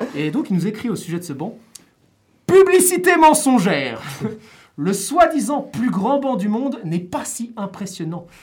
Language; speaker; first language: French; native; French